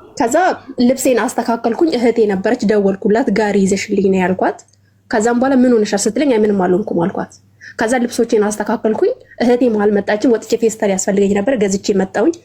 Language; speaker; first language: Amharic; native; Amharic